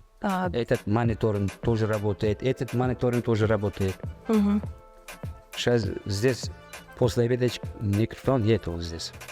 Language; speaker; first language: Russian; non-native, local second language; Uzbek